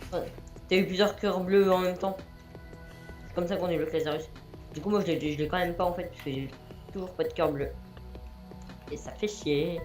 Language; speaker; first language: French; native; French